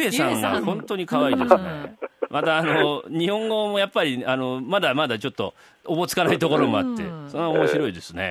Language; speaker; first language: Japanese; native; Japanese